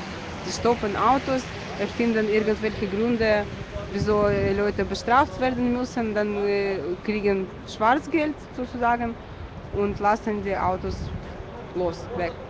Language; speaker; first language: German; non-native, fluent; Ukrainian